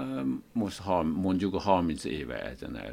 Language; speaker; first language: Hungarian; non-native, learner; Chinese